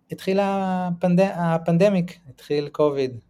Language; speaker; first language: Hebrew; native; Hebrew